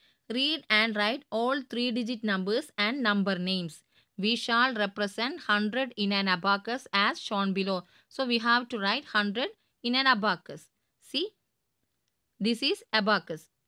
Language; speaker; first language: English; non-native, local second language; Tamil